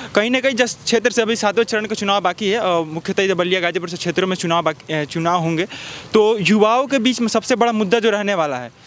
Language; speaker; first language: Hindi; native; Hindi